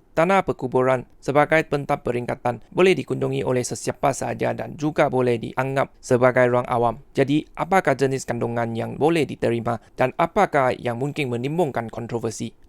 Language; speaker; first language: Malay; non-native, fluent; Chinese